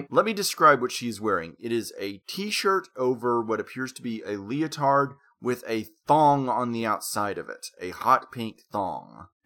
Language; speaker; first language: English; native; English